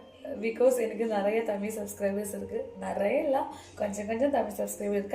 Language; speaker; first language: Tamil; non-native, learner; Malayalam